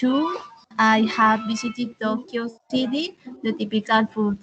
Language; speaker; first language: English; non-native, learner; Spanish